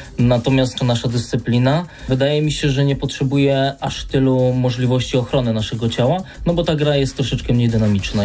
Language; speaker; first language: Polish; native; Polish